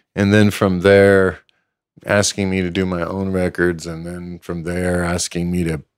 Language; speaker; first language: English; native; English